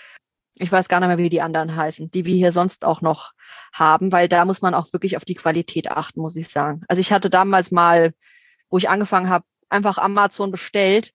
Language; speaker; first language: German; native; German